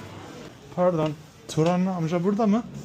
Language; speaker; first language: Turkish; early bilingual, heritage; English